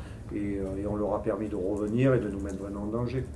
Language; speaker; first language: French; native; French